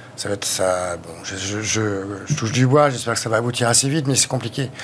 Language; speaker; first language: French; native; French